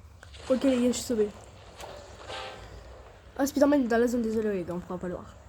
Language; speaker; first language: French; native; French